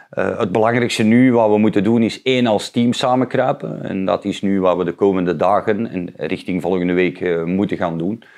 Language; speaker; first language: Dutch; native; Dutch